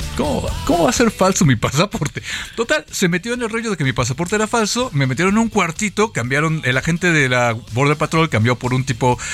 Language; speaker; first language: Spanish; native; Spanish